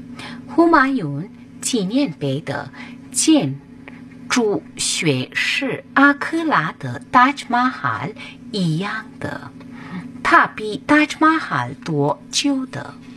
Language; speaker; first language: Chinese; non-native, fluent; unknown